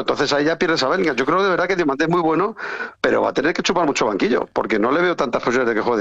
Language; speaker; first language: Spanish; native; Spanish